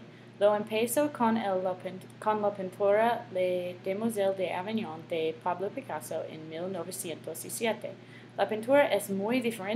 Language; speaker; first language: Spanish; non-native, learner; English